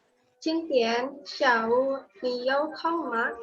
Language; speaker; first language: Chinese; non-native, learner; Indonesian